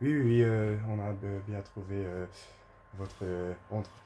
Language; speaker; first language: French; non-native, learner; Dutch